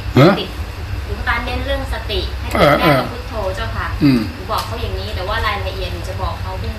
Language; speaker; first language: Thai; native; Thai